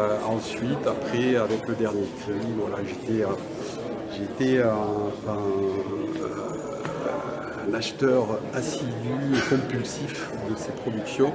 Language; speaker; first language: French; native; French